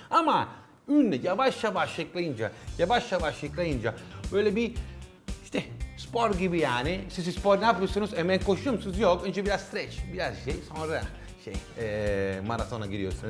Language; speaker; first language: Turkish; non-native, learner; Italian